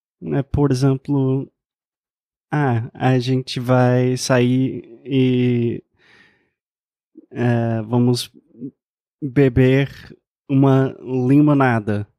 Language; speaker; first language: Portuguese; non-native, fluent; English